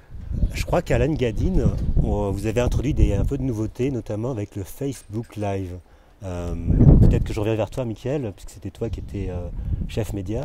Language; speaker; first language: French; native; French